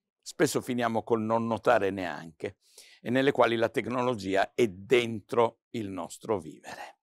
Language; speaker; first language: Italian; native; Italian